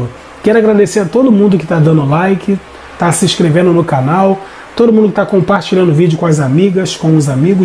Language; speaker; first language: Portuguese; native; Portuguese